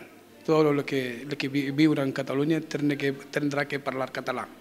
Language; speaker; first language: Catalan; non-native, learner; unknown